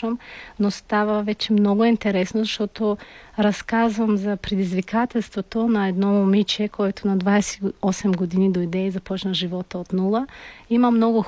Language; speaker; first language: Bulgarian; non-native, fluent; Tajik